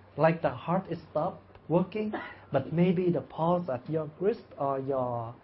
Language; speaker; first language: English; non-native, fluent; Vietnamese